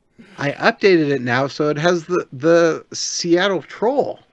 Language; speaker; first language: English; native; English